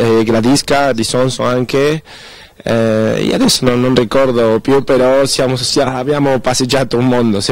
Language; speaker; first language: Italian; early bilingual, heritage; Spanish